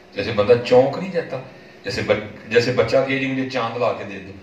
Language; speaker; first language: Urdu; non-native, local second language; Punjabi